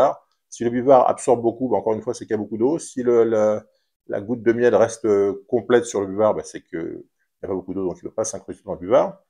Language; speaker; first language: French; native; French